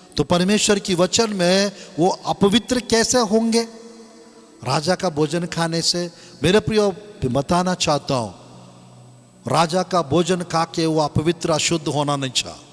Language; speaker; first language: Hindi; non-native, local second language; Telugu